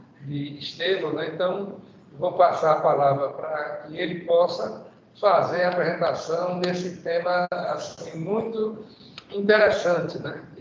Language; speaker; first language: Portuguese; native; Portuguese